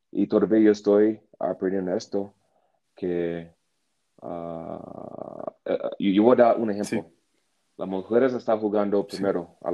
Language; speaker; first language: Spanish; non-native, learner; English